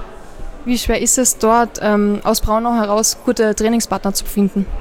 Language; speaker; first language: German; native; German